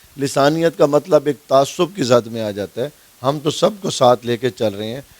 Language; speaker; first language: Urdu; non-native, local second language; Saraiki